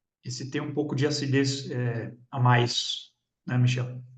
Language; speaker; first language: Portuguese; native; Portuguese